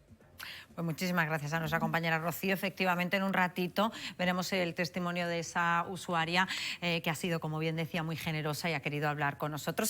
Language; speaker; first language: Spanish; native; Spanish